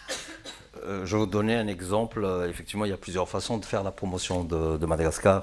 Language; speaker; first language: French; non-native, local second language; Malagasy